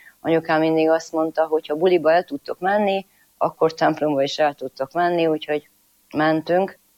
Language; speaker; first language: Hungarian; non-native, local second language; Croatian